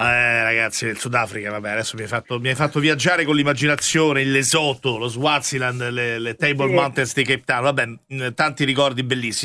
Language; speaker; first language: Italian; native; Italian